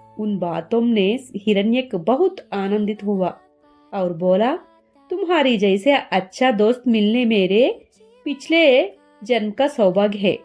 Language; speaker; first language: Hindi; non-native, learner; Telugu